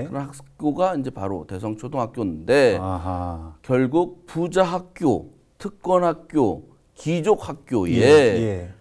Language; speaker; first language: Korean; native; Korean